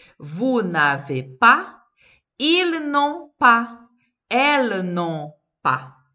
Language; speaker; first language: French; non-native, fluent; Portuguese